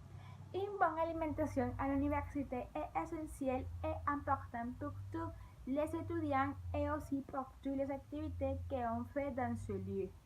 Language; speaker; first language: French; non-native, learner; Spanish